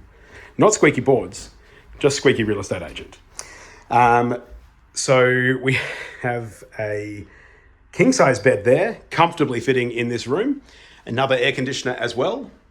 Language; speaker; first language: English; native; English